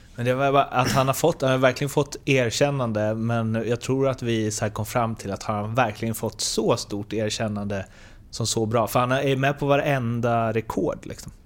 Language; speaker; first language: Swedish; native; Swedish